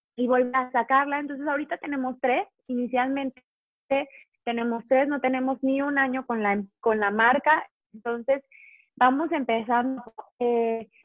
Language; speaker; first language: Spanish; native; Spanish